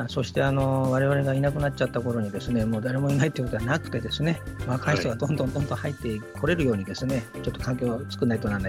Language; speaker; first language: Japanese; native; Japanese